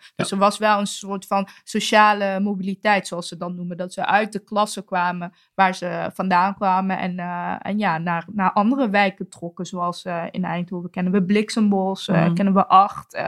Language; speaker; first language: Dutch; native; Dutch